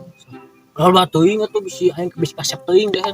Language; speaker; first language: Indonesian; non-native, local second language; Sundanese